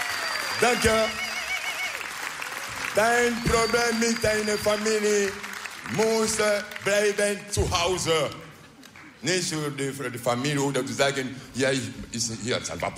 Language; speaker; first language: Dutch; non-native, learner; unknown